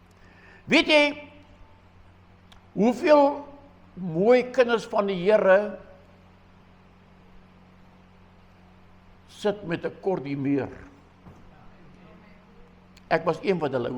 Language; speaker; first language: Afrikaans; native; Afrikaans